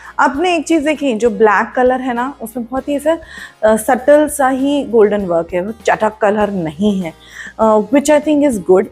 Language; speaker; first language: Hindi; non-native, local second language; Marathi